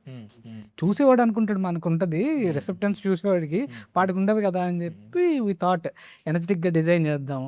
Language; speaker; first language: Telugu; native; Telugu